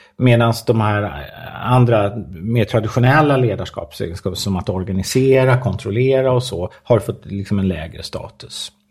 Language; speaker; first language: Swedish; native; Swedish